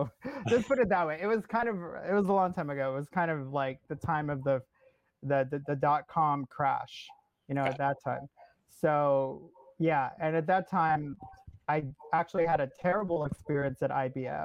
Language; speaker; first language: English; native; English